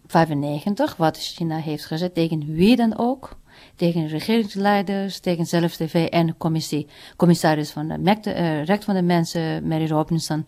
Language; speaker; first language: Dutch; non-native, fluent; Tibetan